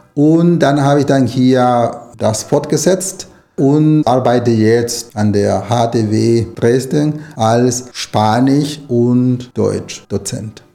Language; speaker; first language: German; non-native, fluent; Spanish